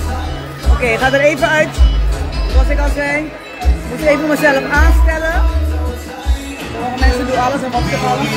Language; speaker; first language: Dutch; native; Dutch